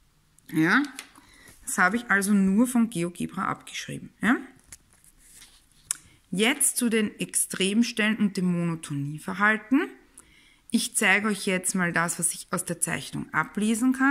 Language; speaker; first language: German; native; German